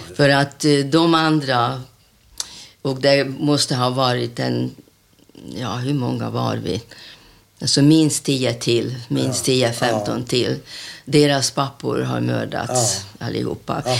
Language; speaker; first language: Swedish; non-native, fluent; Hungarian